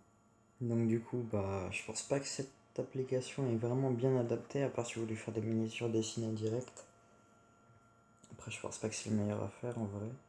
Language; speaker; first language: French; native; French